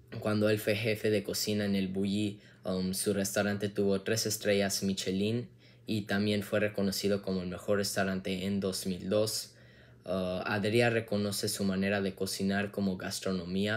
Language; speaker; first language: Spanish; non-native, learner; English